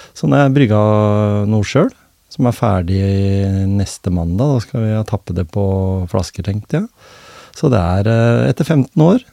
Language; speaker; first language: Norwegian; native; Norwegian